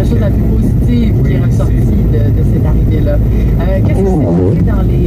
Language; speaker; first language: French; native; French